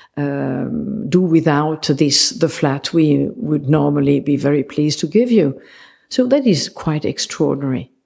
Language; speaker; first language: English; non-native, fluent; French